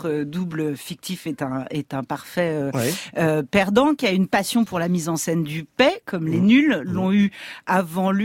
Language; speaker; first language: French; native; French